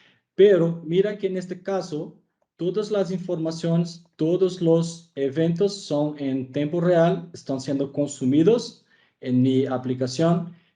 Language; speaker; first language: Spanish; non-native, fluent; Portuguese